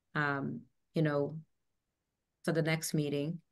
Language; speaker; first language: English; native; English